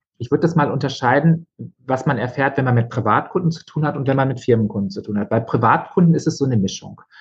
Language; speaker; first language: German; native; German